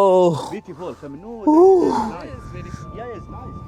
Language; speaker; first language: English; non-native, learner; Arabic